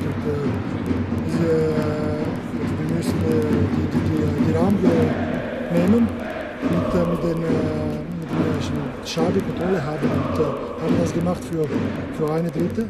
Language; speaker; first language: German; non-native, learner; English